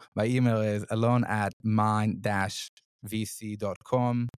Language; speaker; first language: English; non-native, fluent; Hebrew